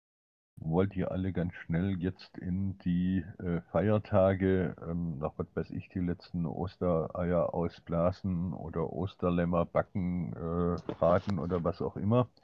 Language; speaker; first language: German; native; German